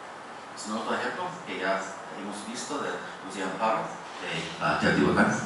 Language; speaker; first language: Spanish; non-native, fluent; English